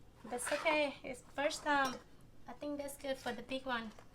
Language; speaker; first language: English; non-native, learner; Thai